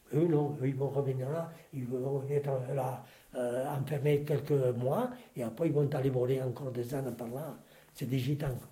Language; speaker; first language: French; non-native, fluent; Spanish